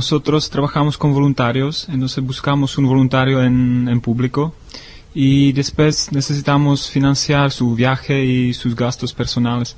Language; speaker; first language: Spanish; non-native, learner; Czech